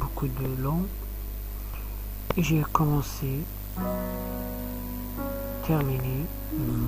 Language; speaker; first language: French; non-native, learner; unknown